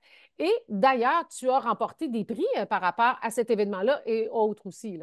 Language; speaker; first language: French; native; French